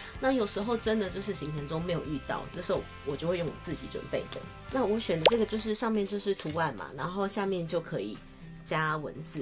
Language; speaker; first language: Chinese; native; Chinese